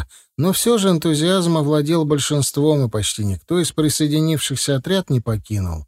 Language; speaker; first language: Russian; native; Russian